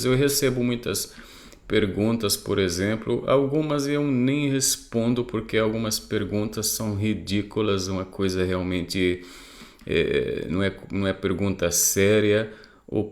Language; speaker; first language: Portuguese; non-native, fluent; Arabic